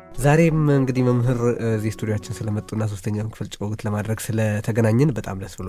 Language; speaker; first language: Amharic; native; Amharic